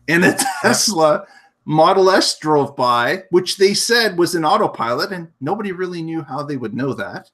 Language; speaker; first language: English; native; English